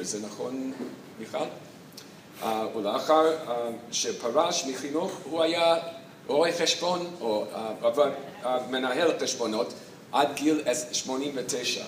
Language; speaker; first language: Hebrew; non-native, fluent; English